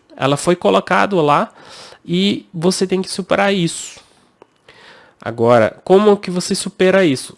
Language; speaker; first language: Portuguese; non-native, fluent; English